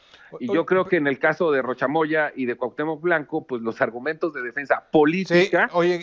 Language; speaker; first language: Spanish; native; Spanish